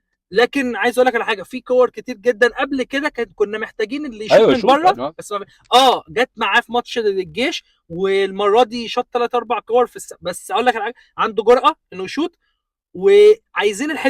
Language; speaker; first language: Arabic; native; Arabic